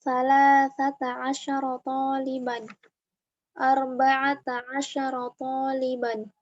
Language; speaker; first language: Arabic; non-native, learner; Indonesian